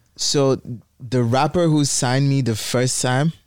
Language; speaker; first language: English; non-native, local second language; Igbo